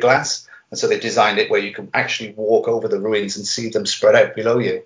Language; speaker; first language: English; native; English